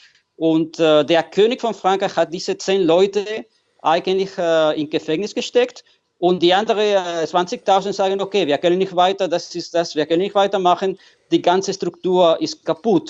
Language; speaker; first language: German; non-native, fluent; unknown